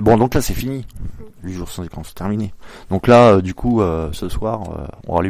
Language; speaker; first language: French; native; French